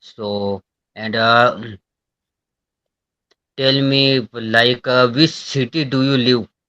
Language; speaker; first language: English; non-native, learner; Hindi